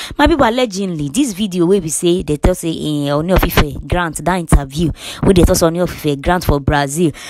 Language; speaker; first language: Nigerian Pidgin; non-native, local second language; Yoruba